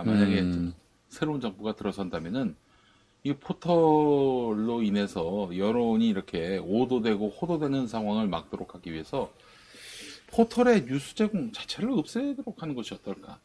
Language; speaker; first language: Korean; native; Korean